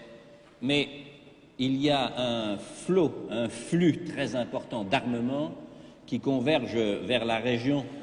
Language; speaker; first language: French; native; French